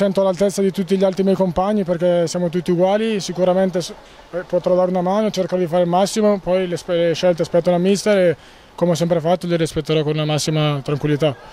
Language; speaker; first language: Italian; native; Italian